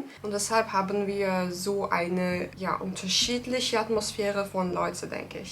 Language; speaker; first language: German; non-native, fluent; Turkish